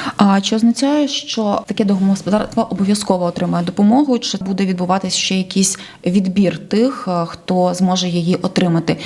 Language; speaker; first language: Ukrainian; native; Ukrainian